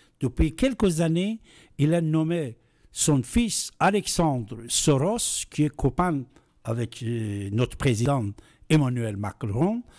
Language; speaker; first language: French; non-native, fluent; Persian